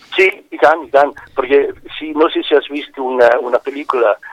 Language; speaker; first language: Catalan; non-native, fluent; Welsh